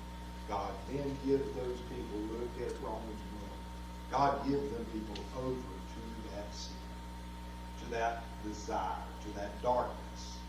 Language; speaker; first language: English; native; English